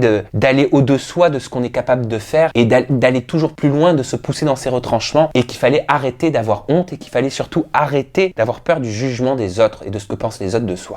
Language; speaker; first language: French; native; French